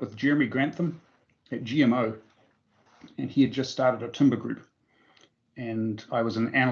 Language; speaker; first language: English; native; English